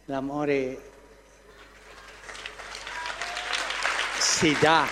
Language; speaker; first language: Italian; non-native, fluent; Spanish